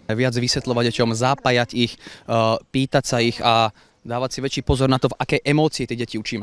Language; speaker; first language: Slovak; native; Slovak